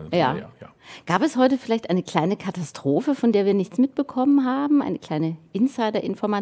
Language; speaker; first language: German; native; German